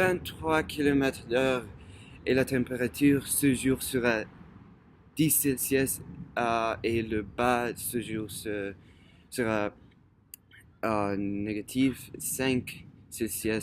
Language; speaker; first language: French; non-native, fluent; English